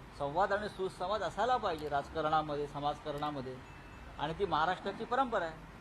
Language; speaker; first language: Marathi; native; Marathi